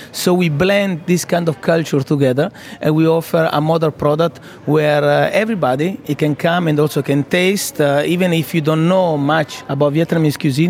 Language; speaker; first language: English; non-native, fluent; Italian